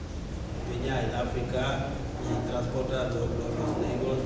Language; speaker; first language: Spanish; non-native, learner; Wolof